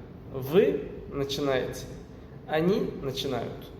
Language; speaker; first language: Russian; non-native, fluent; Azerbaijani